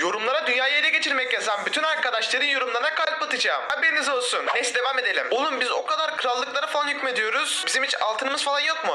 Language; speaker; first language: Turkish; native; Turkish